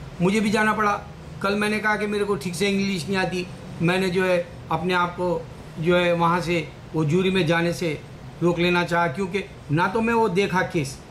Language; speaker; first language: Urdu; native; Urdu